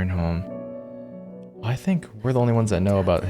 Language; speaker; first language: English; native; English